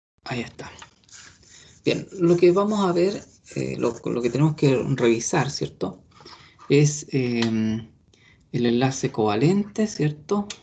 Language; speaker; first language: Spanish; native; Spanish